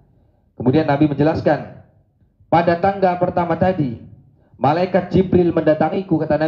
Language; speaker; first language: Indonesian; native; Indonesian